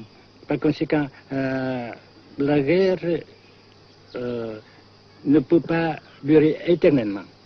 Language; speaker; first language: French; non-native, local second language; Vietnamese